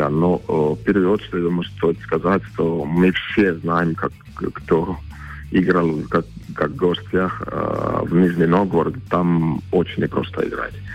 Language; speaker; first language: Russian; non-native, fluent; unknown